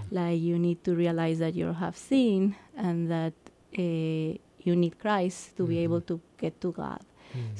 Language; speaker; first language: English; non-native, fluent; Spanish